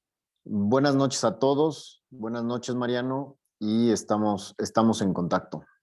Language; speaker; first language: Spanish; native; Spanish